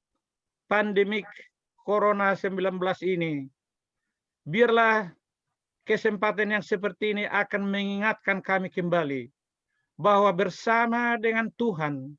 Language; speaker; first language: Indonesian; native; Indonesian